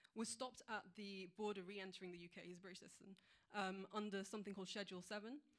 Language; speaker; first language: English; native; English